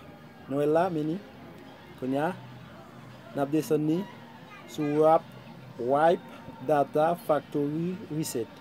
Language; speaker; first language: French; non-native, learner; Haitian Creole